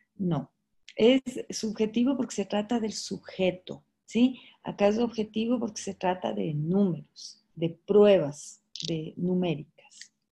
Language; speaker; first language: Spanish; native; Spanish